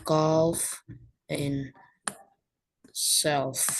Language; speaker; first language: English; non-native, learner; Indonesian